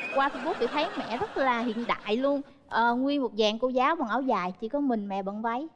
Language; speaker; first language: Vietnamese; native; Vietnamese